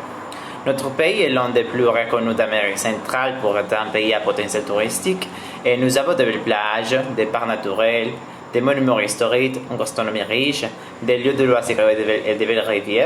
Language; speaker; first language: French; non-native, learner; Spanish